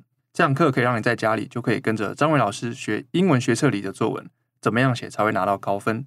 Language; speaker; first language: Chinese; native; Chinese